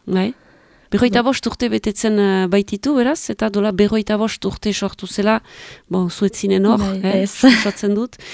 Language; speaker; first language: Basque; native; Basque